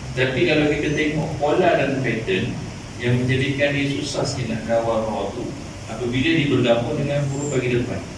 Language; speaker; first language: Malay; native; Malay